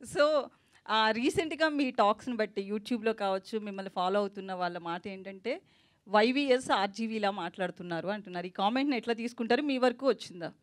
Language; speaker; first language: Telugu; native; Telugu